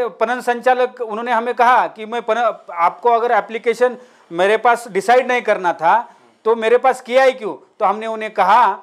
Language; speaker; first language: Hindi; non-native, local second language; Marathi